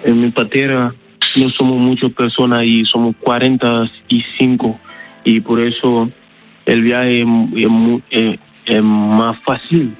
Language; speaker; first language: Spanish; non-native, learner; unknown